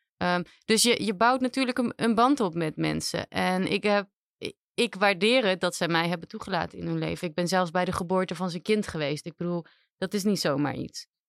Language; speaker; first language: Dutch; native; Dutch